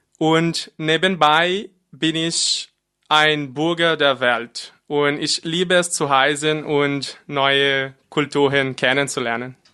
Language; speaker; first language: German; non-native, fluent; Portuguese